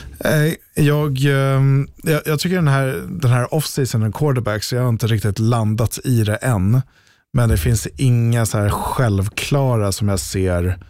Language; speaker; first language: Swedish; native; Swedish